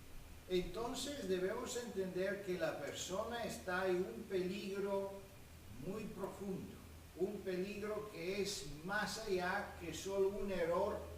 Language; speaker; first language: Spanish; non-native, fluent; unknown